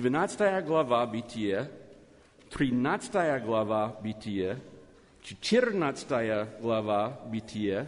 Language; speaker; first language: Russian; non-native, learner; English